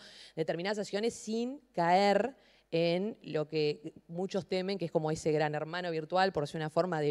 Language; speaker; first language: Spanish; native; Spanish